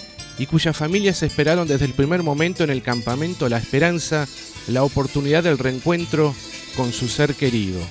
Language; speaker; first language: Spanish; native; Spanish